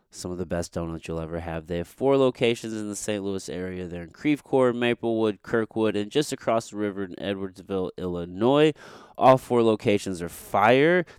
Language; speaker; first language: English; native; English